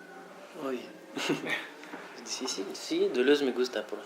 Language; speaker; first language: Spanish; non-native, fluent; French